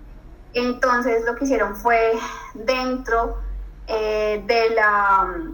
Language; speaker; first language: Spanish; native; Spanish